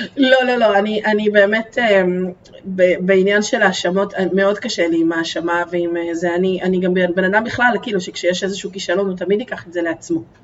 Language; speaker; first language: Hebrew; early bilingual, other home language; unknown